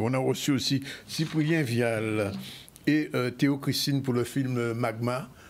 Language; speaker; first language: French; native; French